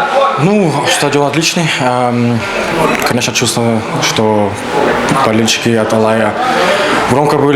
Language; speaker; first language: Russian; non-native, learner; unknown